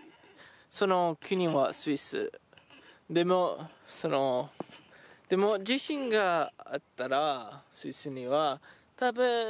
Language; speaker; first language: Japanese; non-native, learner; French